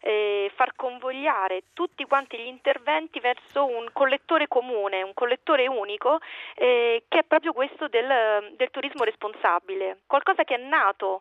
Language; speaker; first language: Italian; native; Italian